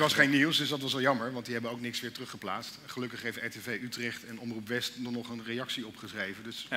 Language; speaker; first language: Dutch; native; Dutch